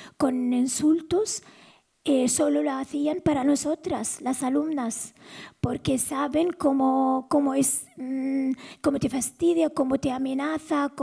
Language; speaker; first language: Spanish; non-native, fluent; Arabic